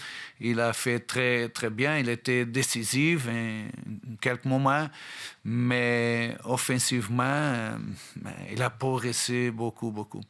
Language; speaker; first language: French; non-native, fluent; Portuguese